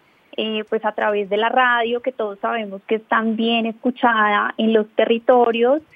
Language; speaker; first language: Spanish; native; Spanish